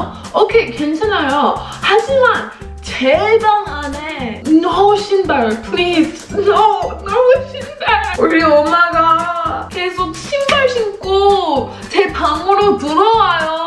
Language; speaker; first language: Korean; non-native, fluent; English